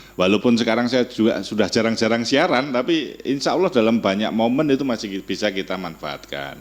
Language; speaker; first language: Indonesian; non-native, local second language; Javanese